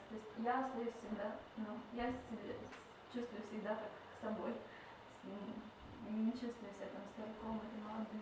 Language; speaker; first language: Russian; native; Russian